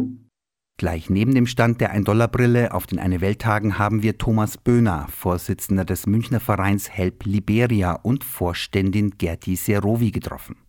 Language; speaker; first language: German; native; German